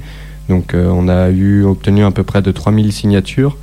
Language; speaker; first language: French; native; French